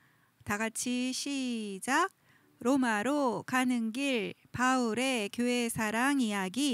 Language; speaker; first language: Korean; native; Korean